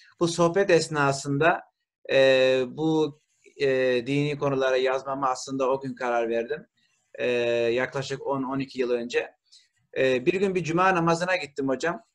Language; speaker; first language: Turkish; early bilingual, heritage; Turkish